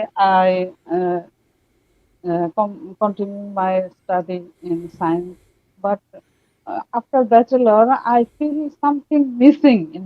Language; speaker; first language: English; non-native, learner; Bangla